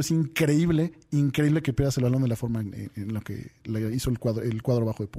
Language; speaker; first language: Spanish; native; Spanish